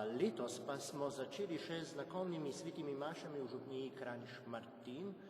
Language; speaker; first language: Slovenian; non-native, fluent; Czech